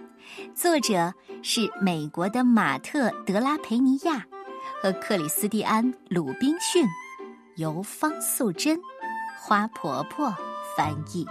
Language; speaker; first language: Chinese; native; Chinese